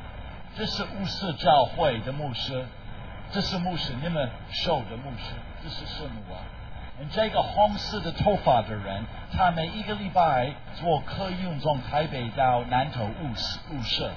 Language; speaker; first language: Chinese; non-native, fluent; English